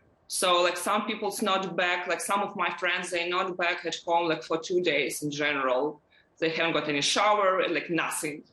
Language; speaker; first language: English; non-native, learner; Ukrainian